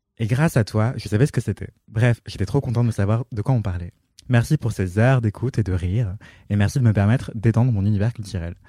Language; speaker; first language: French; native; French